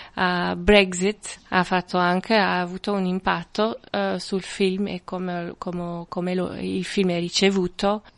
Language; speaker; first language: Italian; non-native, fluent; French